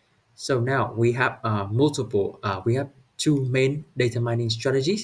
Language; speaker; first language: English; non-native, learner; Vietnamese